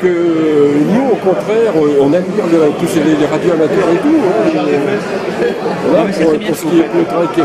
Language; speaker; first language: French; native; French